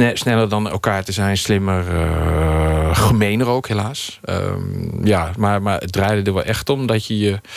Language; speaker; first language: Dutch; native; Dutch